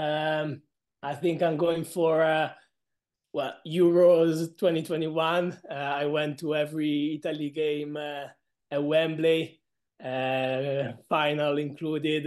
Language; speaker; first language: English; non-native, fluent; Italian